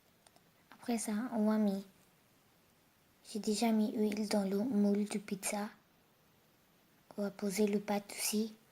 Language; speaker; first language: French; non-native, learner; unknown